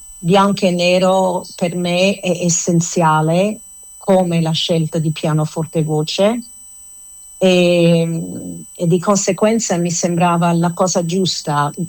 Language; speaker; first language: Italian; non-native, fluent; English